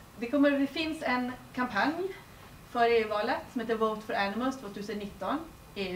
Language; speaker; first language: Swedish; native; Swedish